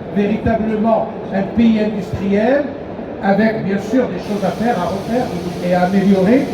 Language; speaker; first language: French; non-native, local second language; Arabic